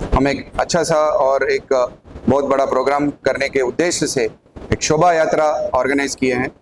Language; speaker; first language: Hindi; non-native, local second language; Telugu